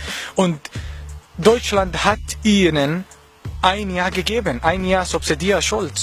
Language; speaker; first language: German; non-native, learner; Arabic